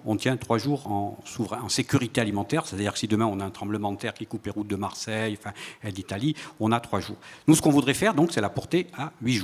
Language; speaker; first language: French; native; French